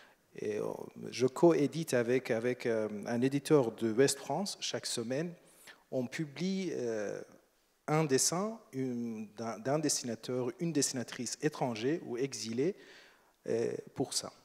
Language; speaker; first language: French; non-native, fluent; Persian